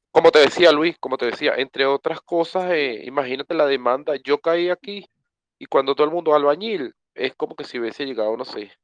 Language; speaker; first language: Spanish; native; Spanish